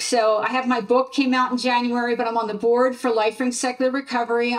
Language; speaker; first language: English; native; English